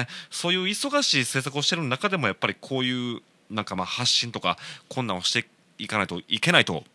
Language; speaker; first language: Japanese; native; Japanese